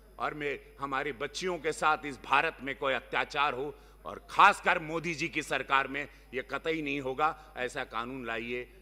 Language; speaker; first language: Hindi; native; Hindi